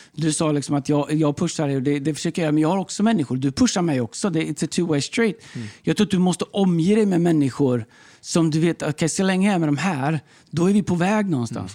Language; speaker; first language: Swedish; native; Swedish